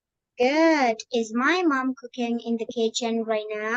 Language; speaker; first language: English; non-native, fluent; Indonesian